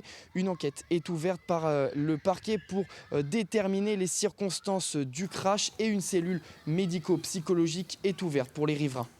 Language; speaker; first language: French; native; French